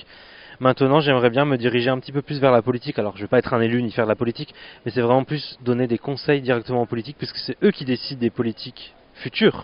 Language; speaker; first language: French; native; French